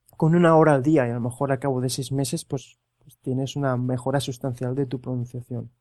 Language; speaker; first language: Spanish; native; Spanish